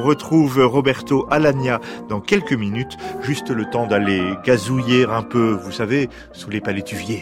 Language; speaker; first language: French; native; French